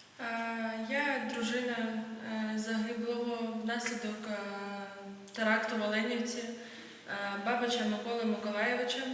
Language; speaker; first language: Ukrainian; native; Ukrainian